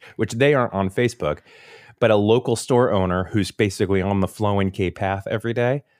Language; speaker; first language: English; native; English